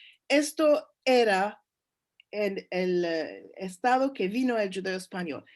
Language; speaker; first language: Spanish; early bilingual, heritage; Turkish